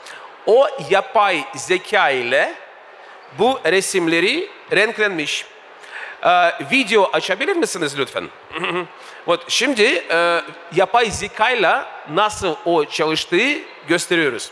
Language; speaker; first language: Turkish; non-native, fluent; Russian